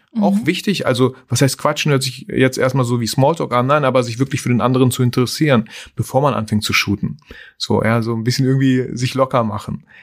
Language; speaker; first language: German; early bilingual, other home language; Russian